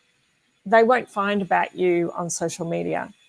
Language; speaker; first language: English; native; English